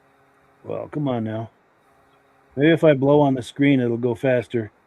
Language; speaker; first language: English; native; English